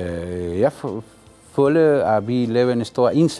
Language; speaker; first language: Danish; non-native, fluent; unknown